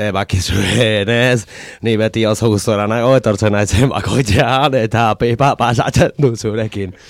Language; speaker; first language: Basque; non-native, local second language; Spanish